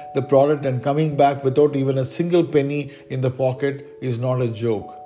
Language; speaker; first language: English; non-native, local second language; Malayalam